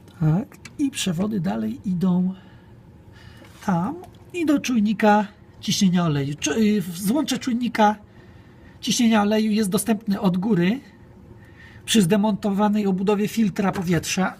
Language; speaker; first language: Polish; native; Polish